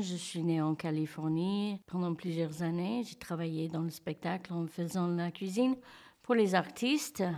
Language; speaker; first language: French; non-native, fluent; English